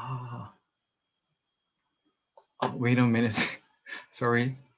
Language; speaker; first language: English; non-native, learner; Korean